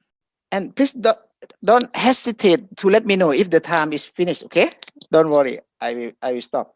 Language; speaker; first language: English; non-native, fluent; Thai